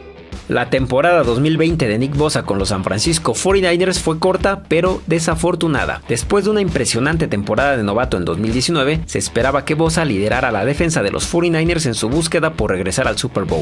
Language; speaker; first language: Spanish; native; Spanish